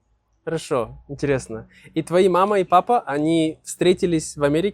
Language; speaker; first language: Russian; native; Russian